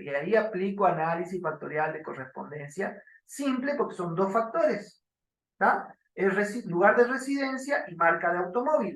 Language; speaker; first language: Spanish; native; Spanish